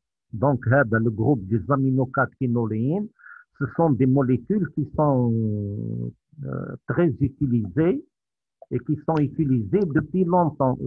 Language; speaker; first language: French; non-native, local second language; Arabic